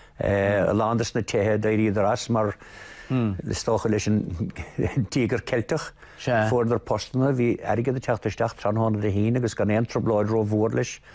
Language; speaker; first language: Irish; native; Irish